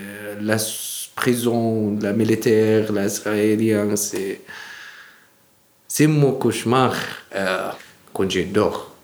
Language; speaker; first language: French; non-native, learner; Arabic